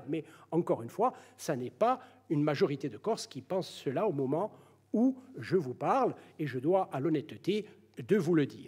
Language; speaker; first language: French; native; French